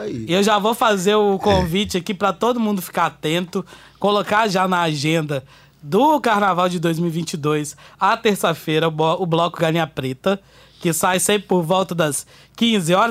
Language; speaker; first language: Portuguese; native; Portuguese